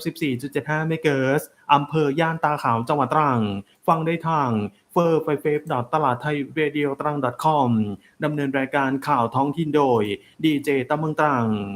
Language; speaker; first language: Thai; native; Thai